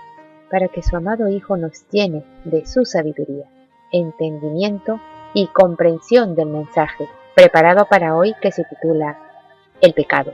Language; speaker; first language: Spanish; native; Spanish